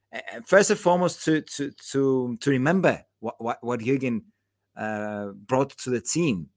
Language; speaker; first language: English; non-native, fluent; Greek